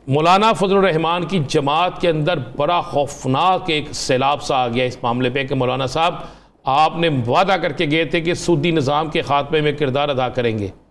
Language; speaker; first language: Urdu; non-native, local second language; Punjabi